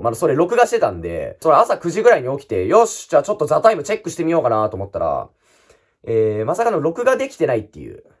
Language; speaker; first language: Japanese; native; Japanese